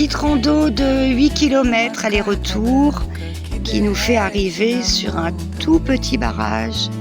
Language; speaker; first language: French; native; French